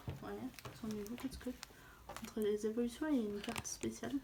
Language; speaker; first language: French; native; French